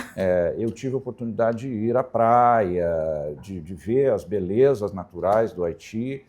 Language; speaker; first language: Portuguese; native; Portuguese